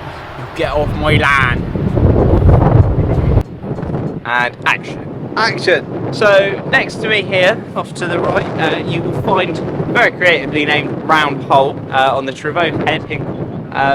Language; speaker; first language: English; native; English